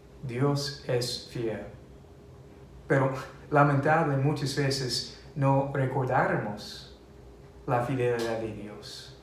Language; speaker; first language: Spanish; non-native, fluent; English